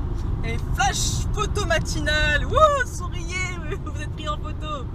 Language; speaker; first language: French; native; French